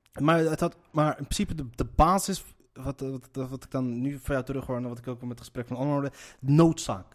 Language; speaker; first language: Dutch; early bilingual, other home language; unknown